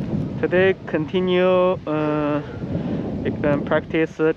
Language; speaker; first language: English; non-native, learner; Chinese